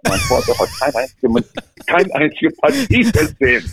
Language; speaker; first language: German; non-native, fluent; English